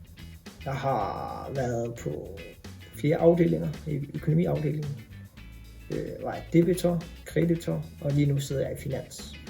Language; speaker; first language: Danish; non-native, local second language; Kalaallisut